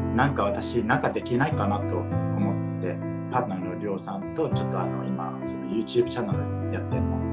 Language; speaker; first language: Japanese; non-native, fluent; English